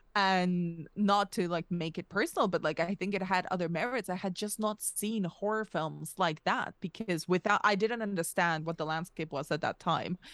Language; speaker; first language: English; early bilingual, other home language; Russian